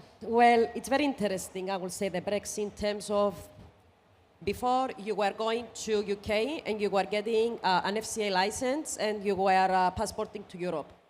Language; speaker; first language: English; non-native, fluent; Greek